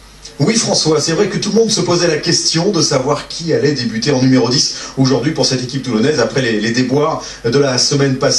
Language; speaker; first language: French; native; French